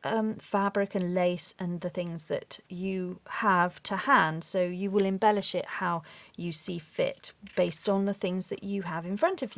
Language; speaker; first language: English; native; English